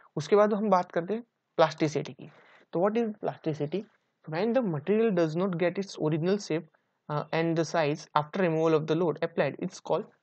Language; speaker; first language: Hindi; non-native, local second language; Gujarati